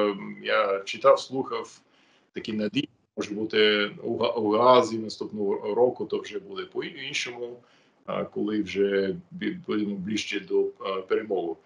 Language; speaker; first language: Ukrainian; non-native, fluent; English